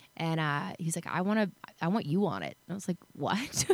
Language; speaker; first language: English; native; English